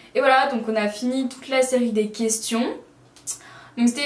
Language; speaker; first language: French; native; French